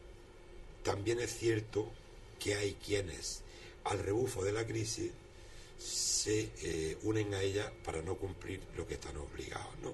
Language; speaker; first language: Spanish; native; Spanish